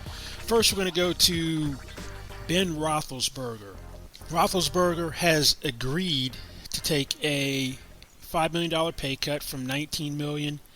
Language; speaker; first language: English; native; English